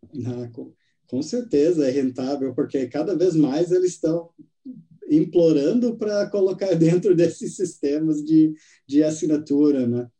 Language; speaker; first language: Portuguese; non-native, fluent; English